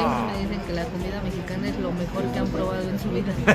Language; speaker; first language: Spanish; native; Spanish